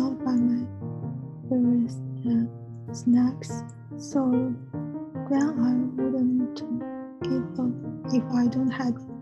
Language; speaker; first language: English; non-native, learner; Chinese